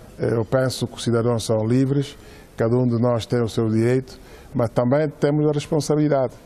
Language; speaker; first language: Portuguese; non-native, local second language; Upper Guinea Crioulo